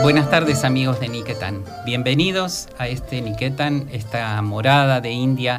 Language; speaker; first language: Spanish; native; Spanish